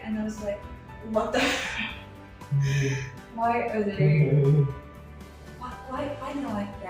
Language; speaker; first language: English; non-native, fluent; Portuguese